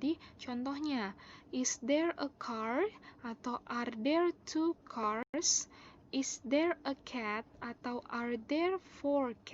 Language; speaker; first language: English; non-native, fluent; Indonesian